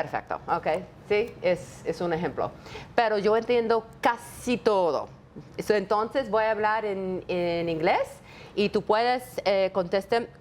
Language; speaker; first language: Spanish; non-native, learner; English